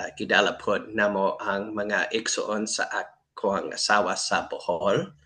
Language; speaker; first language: Cebuano; non-native, learner; English